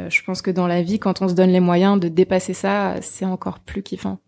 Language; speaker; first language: French; native; French